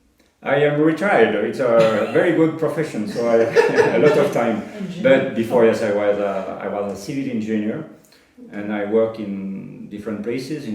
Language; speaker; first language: English; non-native, fluent; French